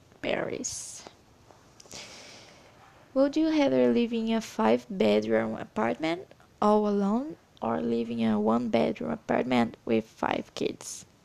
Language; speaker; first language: English; non-native, learner; Portuguese